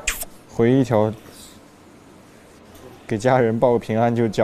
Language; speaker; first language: Chinese; native; Chinese